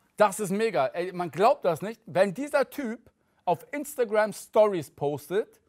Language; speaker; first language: German; early bilingual, other home language; Turkish